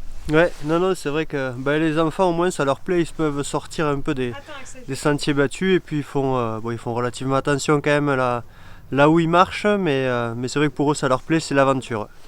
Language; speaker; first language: French; native; French